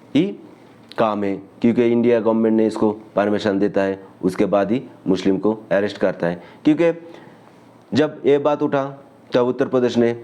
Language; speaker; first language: Hindi; non-native, local second language; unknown